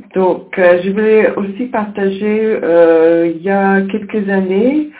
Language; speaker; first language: French; native; French